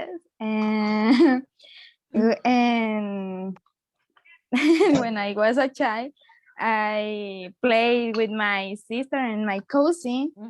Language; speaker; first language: English; non-native, learner; Spanish